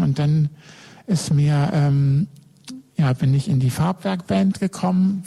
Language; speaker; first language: German; native; German